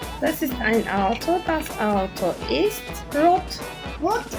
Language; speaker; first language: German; non-native, learner; Turkish